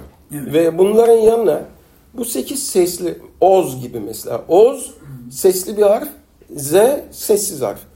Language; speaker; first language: Turkish; native; Turkish